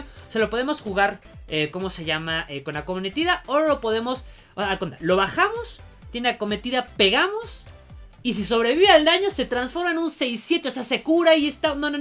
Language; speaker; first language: Spanish; native; Spanish